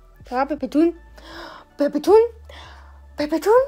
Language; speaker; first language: French; native; French